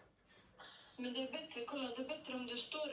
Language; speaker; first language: Swedish; early bilingual, other home language; Somali